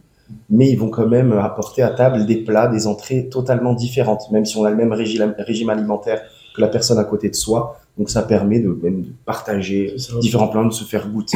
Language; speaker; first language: French; native; French